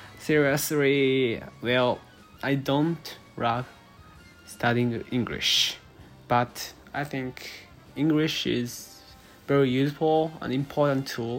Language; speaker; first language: English; non-native, learner; Japanese